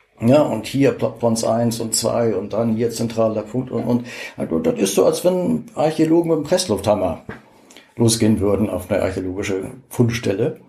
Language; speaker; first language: German; native; German